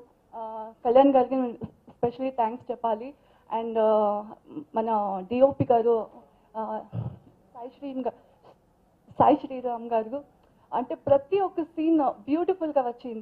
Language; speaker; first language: Telugu; non-native, fluent; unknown